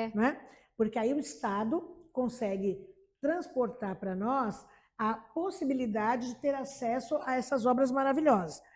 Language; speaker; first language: Portuguese; native; Portuguese